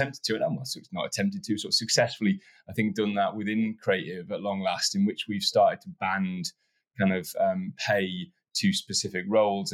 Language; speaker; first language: English; native; English